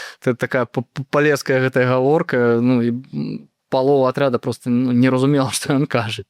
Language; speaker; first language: Belarusian; non-native, local second language; Russian